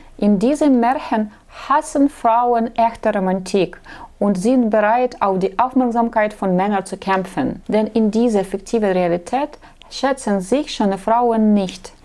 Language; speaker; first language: German; non-native, learner; Russian